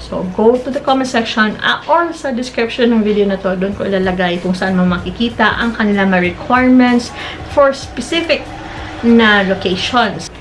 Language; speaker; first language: Filipino; non-native, local second language; Cebuano